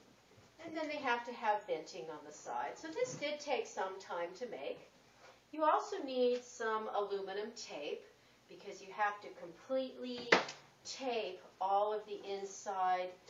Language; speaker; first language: English; native; English